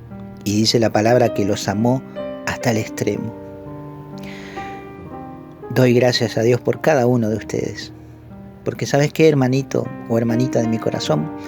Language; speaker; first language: Spanish; native; Spanish